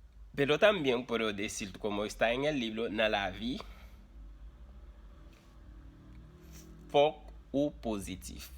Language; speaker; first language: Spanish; non-native, fluent; Haitian Creole